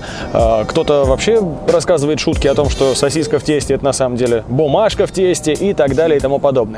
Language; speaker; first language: Russian; native; Russian